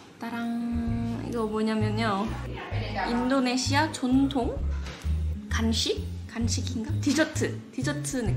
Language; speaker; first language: Korean; non-native, fluent; English